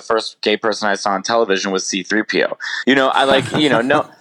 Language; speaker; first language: English; native; English